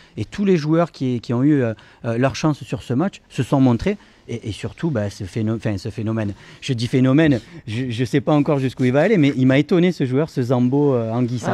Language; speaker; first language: French; native; French